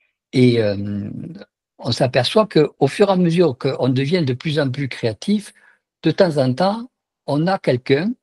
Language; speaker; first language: French; native; French